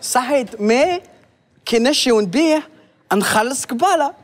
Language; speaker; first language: Arabic; early bilingual, other home language; French